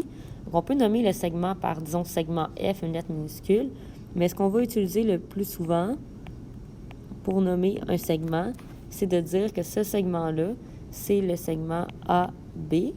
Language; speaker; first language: French; native; French